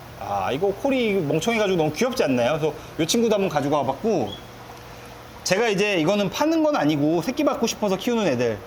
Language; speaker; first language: Korean; native; Korean